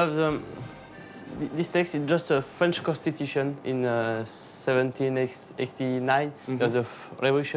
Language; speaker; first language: English; non-native, learner; French